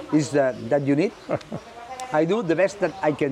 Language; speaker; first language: English; non-native, learner; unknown